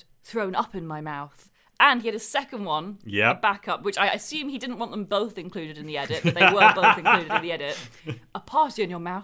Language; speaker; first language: English; native; English